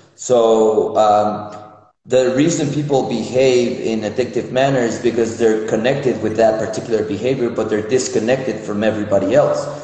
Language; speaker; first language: English; non-native, fluent; Spanish